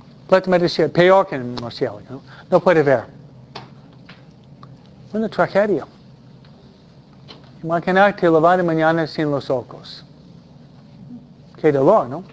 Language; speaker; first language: Spanish; non-native, fluent; English